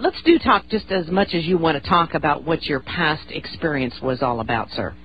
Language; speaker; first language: English; native; English